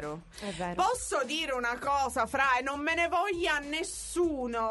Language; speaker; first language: Italian; native; Italian